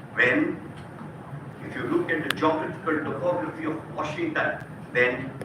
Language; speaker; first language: English; non-native, local second language; Hindi